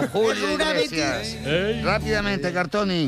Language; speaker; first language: Spanish; native; Spanish